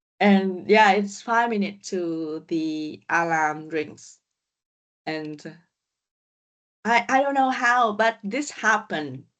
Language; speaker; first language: English; non-native, learner; Vietnamese